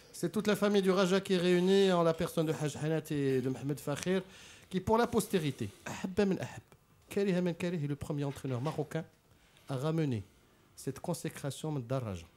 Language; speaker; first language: French; non-native, local second language; Arabic